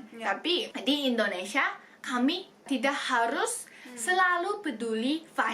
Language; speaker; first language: Indonesian; non-native, fluent; Japanese